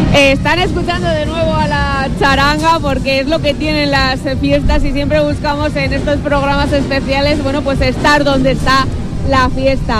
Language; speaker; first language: Spanish; native; Spanish